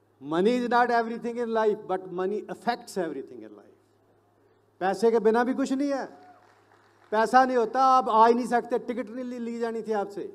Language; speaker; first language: Hindi; non-native, local second language; Punjabi